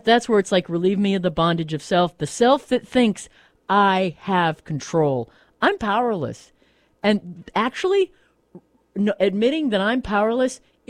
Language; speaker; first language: English; native; English